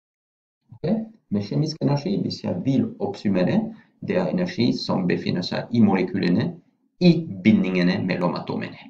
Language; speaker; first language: Norwegian; non-native, fluent; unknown